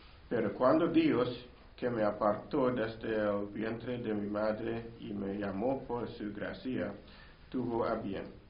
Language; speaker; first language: Spanish; non-native, learner; English